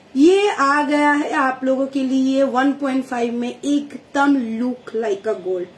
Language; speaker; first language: Hindi; non-native, local second language; Bangla